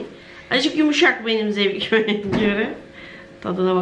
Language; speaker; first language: Turkish; native; Turkish